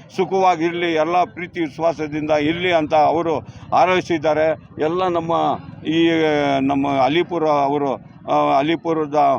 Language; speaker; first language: Kannada; non-native, local second language; Urdu